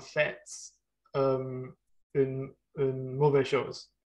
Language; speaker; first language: French; non-native, learner; German